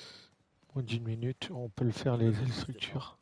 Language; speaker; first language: French; native; French